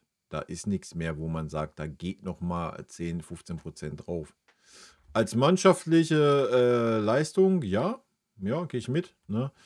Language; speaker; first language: German; native; German